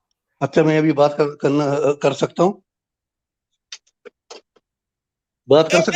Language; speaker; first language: Hindi; non-native, fluent; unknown